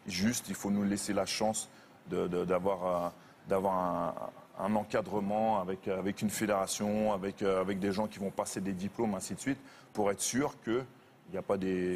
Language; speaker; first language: French; native; French